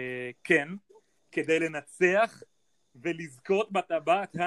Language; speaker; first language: Hebrew; native; Hebrew